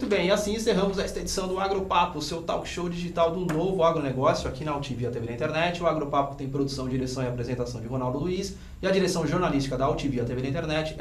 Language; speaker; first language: Portuguese; native; Portuguese